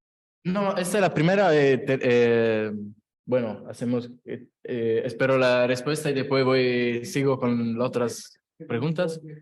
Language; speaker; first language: Spanish; non-native, learner; Italian